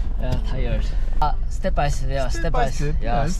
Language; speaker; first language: Korean; native; Korean